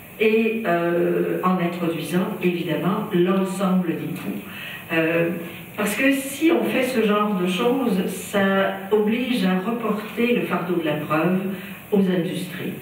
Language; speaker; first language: French; native; French